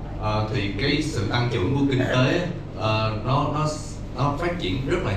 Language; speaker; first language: Vietnamese; native; Vietnamese